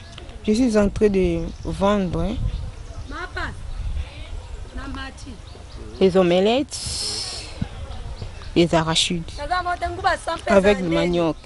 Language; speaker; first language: French; non-native, local second language; Lingala